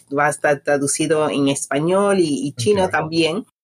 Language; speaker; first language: Spanish; native; Spanish